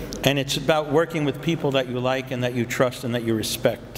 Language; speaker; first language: English; native; English